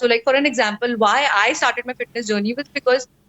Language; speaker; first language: English; non-native, local second language; Hindi